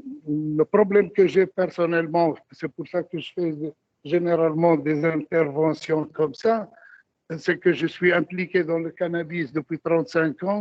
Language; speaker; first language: French; non-native, local second language; Arabic